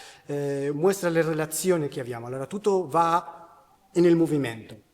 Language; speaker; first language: Italian; non-native, learner; Spanish